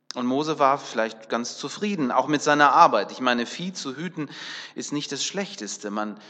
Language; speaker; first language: German; early bilingual, other home language; Russian